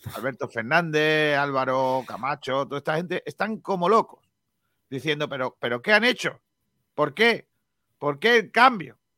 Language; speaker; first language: Spanish; native; Spanish